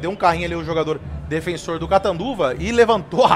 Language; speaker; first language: Portuguese; native; Portuguese